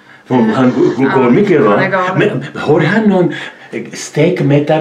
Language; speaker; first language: Swedish; non-native, learner; Czech